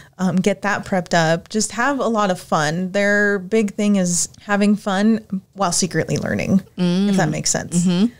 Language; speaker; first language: English; native; English